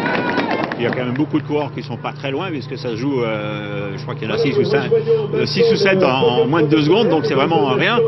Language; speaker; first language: French; native; French